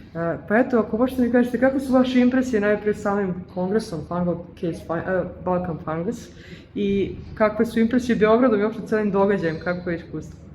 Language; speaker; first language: Bosnian; native; Bosnian